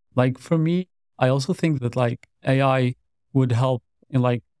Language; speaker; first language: English; non-native, fluent; Arabic